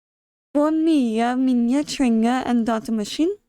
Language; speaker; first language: Norwegian; non-native, learner; English